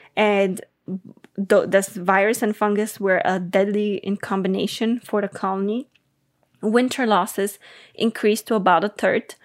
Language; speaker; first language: English; non-native, fluent; Bulgarian